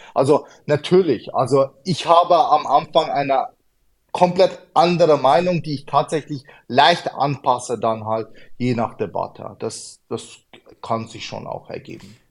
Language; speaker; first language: German; early bilingual, other home language; Arabic